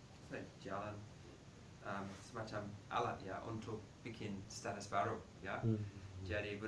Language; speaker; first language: Indonesian; non-native, fluent; English